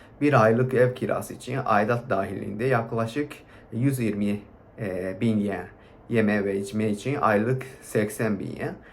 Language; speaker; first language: Turkish; non-native, fluent; Japanese